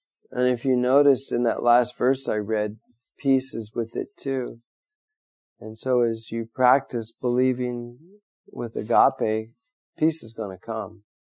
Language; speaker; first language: English; native; English